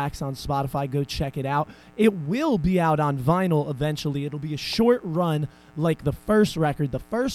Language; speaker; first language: English; native; English